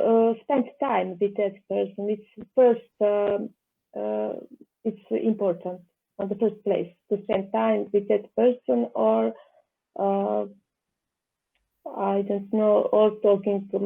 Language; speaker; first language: English; non-native, learner; Serbian